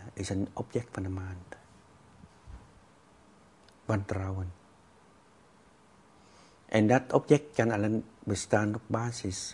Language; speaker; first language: Dutch; non-native, fluent; Vietnamese